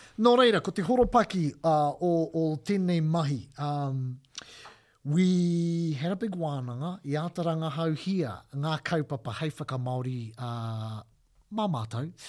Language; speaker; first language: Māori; non-native, local second language; English